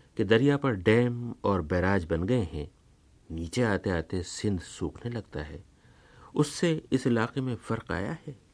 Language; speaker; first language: Urdu; native; Urdu